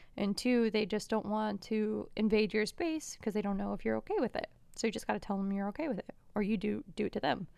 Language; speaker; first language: English; early bilingual, other home language; Albanian